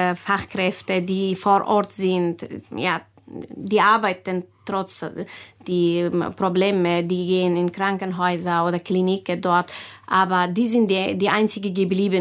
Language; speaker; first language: German; non-native, fluent; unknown